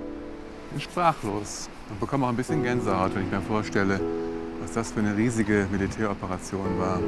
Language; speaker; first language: German; native; German